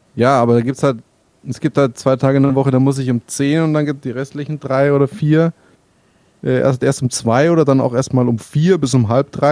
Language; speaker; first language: German; native; German